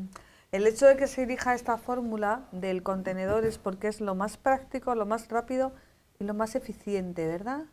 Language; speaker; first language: Spanish; native; Spanish